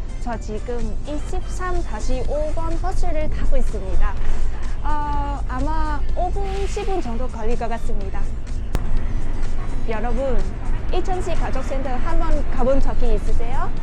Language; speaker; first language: Korean; non-native, fluent; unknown